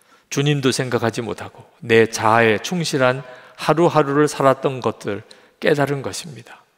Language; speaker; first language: Korean; native; Korean